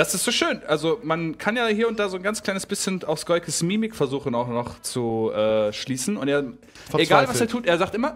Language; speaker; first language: German; native; German